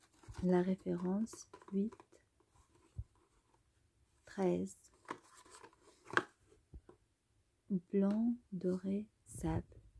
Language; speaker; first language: French; non-native, local second language; Arabic